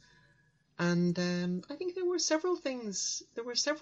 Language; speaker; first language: English; native; English